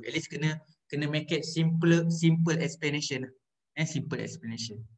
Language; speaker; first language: English; non-native, local second language; Malay